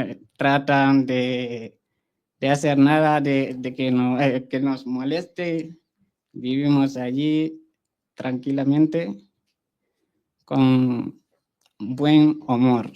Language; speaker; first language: Spanish; non-native, fluent; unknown